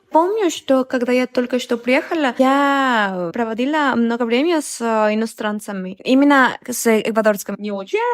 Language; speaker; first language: Russian; non-native, learner; Spanish